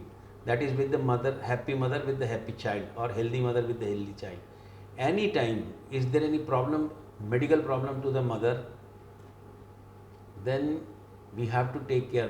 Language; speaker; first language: English; non-native, local second language; Hindi